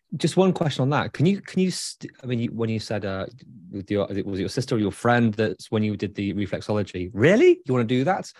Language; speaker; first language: English; native; English